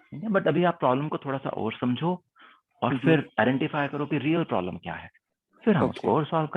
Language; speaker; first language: Hindi; native; Hindi